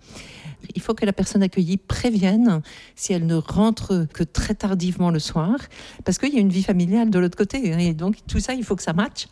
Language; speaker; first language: French; native; French